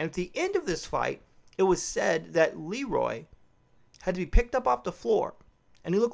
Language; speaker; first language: English; native; English